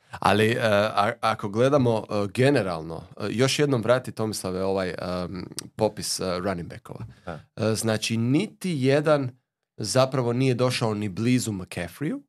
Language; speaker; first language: Croatian; native; Croatian